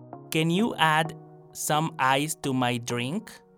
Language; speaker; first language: English; non-native, fluent; Spanish